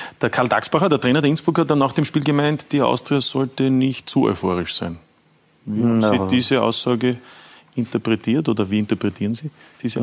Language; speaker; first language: German; native; German